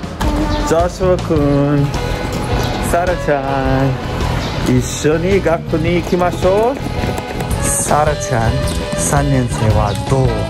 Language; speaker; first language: Japanese; non-native, learner; English